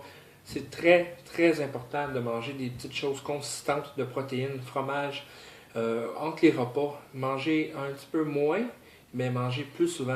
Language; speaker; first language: French; native; French